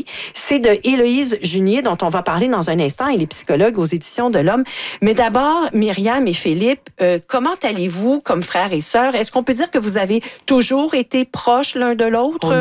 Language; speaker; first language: French; native; French